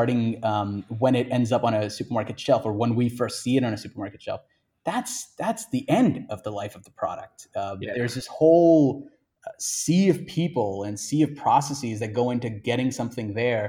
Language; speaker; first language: English; non-native, local second language; Hindi